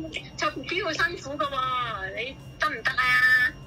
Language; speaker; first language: Cantonese; native; Cantonese